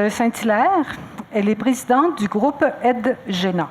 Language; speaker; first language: French; native; French